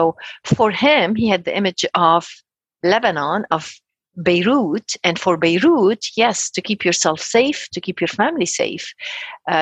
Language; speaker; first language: English; non-native, fluent; Arabic